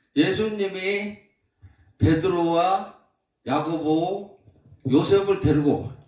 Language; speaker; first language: Korean; native; Korean